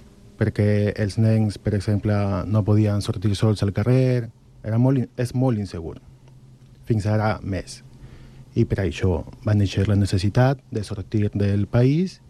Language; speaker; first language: Catalan; non-native, fluent; Spanish